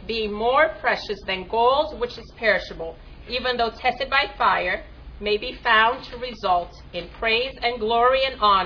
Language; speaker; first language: English; non-native, fluent; Portuguese